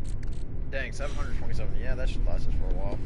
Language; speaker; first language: English; native; English